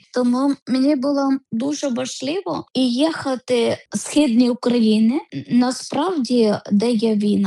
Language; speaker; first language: Ukrainian; non-native, learner; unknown